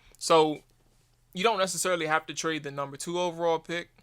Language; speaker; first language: English; native; English